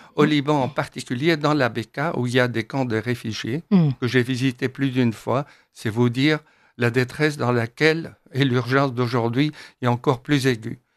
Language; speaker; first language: French; non-native, fluent; Arabic